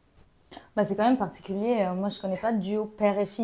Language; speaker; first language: French; native; French